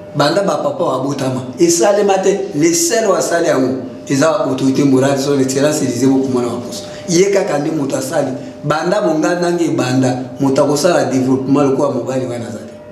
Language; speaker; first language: Lingala; native; Lingala